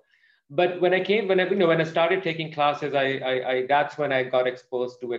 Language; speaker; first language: English; non-native, local second language; Urdu